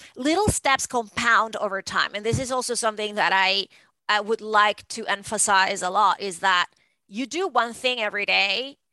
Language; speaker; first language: English; non-native, fluent; Spanish